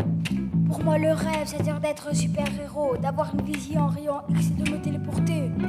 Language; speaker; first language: French; native; French